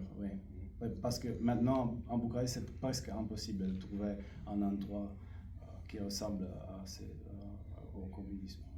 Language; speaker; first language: French; non-native, fluent; Romanian